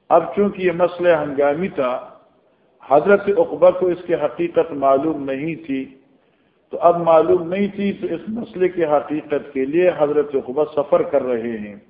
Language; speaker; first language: Urdu; non-native, local second language; Northern Hindko